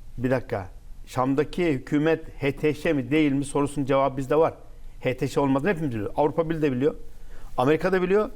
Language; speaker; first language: Turkish; native; Turkish